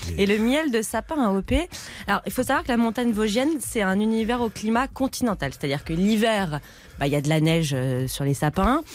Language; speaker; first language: French; native; French